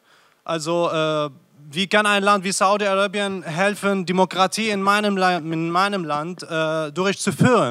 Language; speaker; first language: German; non-native, fluent; Arabic